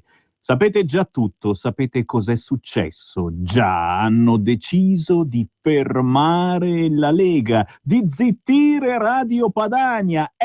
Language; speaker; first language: Italian; native; Italian